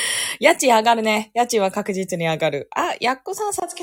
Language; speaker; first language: Japanese; native; Japanese